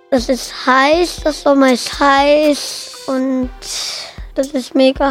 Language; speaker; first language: German; early bilingual, other home language; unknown